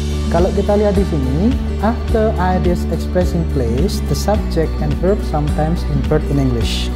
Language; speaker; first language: English; non-native, fluent; Indonesian